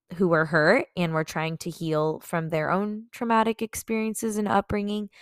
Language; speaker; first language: English; native; English